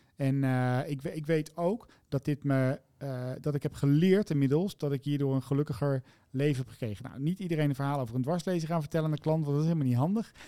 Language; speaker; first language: Dutch; native; Dutch